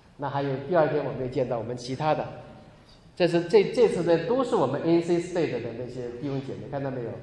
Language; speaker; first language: Chinese; native; Chinese